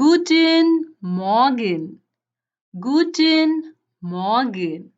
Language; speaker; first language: German; non-native, fluent; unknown